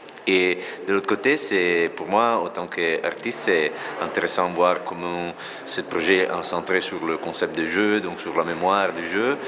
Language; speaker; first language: French; non-native, fluent; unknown